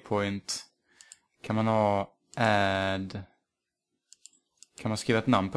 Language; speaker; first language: Swedish; native; Swedish